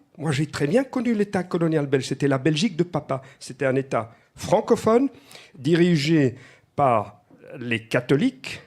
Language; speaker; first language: French; native; French